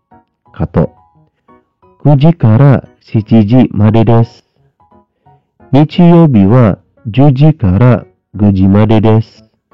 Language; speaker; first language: Japanese; non-native, learner; Indonesian